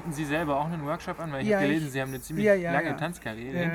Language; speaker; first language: German; native; German